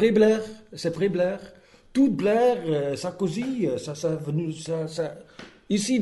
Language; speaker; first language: French; non-native, learner; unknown